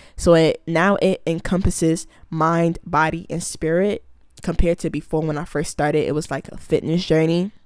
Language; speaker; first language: English; early bilingual, other home language; Akan